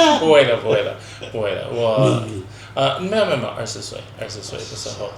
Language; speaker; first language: Chinese; non-native, fluent; English